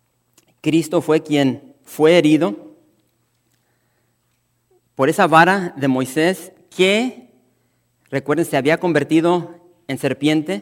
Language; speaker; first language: Spanish; native; Spanish